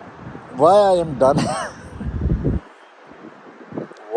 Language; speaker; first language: English; non-native, learner; Urdu